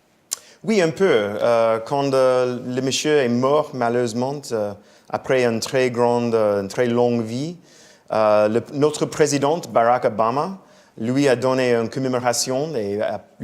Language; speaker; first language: French; non-native, fluent; English